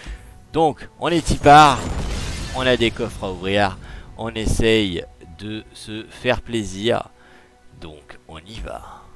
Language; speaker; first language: French; native; French